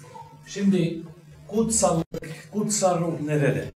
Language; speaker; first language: Turkish; non-native, fluent; Finnish